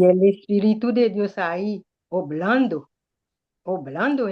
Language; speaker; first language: Spanish; non-native, learner; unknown